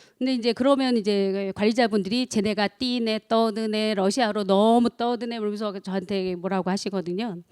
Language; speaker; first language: Korean; native; Korean